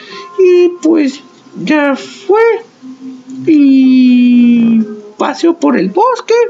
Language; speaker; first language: Spanish; native; Spanish